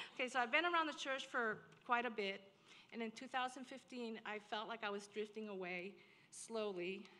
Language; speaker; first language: English; early bilingual, other home language; Spanish